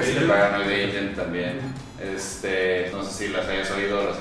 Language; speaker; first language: Spanish; native; Spanish